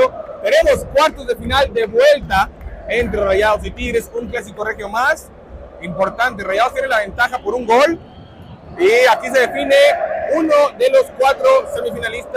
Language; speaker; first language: Spanish; native; Spanish